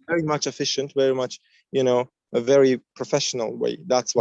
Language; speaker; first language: English; non-native, fluent; Uzbek